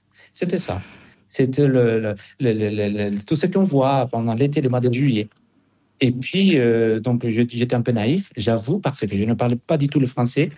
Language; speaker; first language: French; non-native, fluent; Spanish